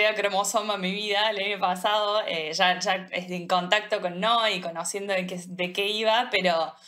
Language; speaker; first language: Spanish; native; Spanish